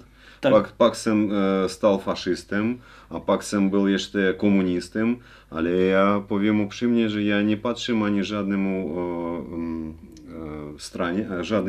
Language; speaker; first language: Czech; non-native, learner; Russian